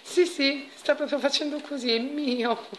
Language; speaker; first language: Italian; native; Italian